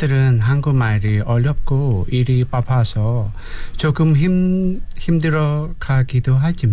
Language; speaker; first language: Korean; non-native, fluent; Burmese